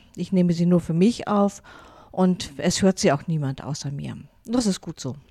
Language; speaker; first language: German; non-native, local second language; Low German